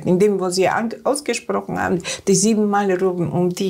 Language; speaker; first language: German; non-native, learner; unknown